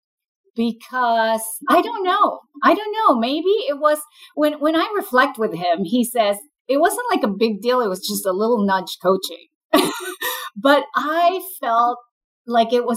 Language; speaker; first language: English; non-native, local second language; Filipino